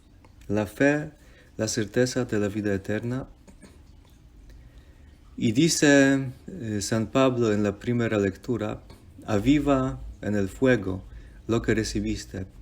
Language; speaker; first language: Spanish; non-native, fluent; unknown